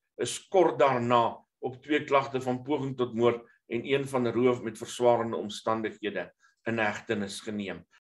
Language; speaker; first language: Afrikaans; native; Afrikaans